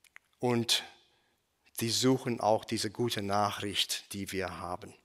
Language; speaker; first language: German; non-native, fluent; English